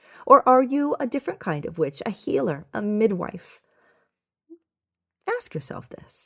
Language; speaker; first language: English; native; English